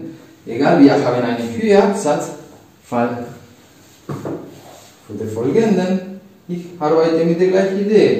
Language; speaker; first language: German; non-native, learner; Spanish